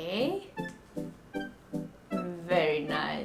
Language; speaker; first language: English; non-native, learner; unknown